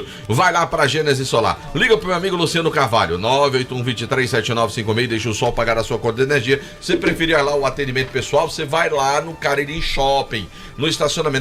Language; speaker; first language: Portuguese; native; Portuguese